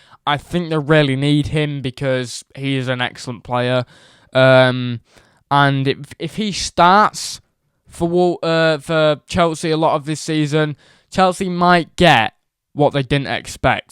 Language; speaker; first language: English; native; English